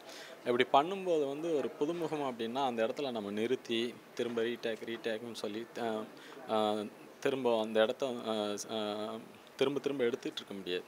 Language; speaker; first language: Tamil; native; Tamil